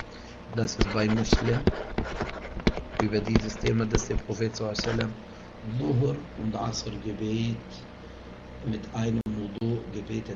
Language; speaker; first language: German; non-native, fluent; Arabic